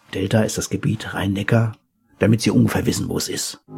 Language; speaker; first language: German; native; German